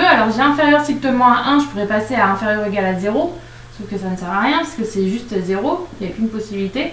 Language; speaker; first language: French; native; French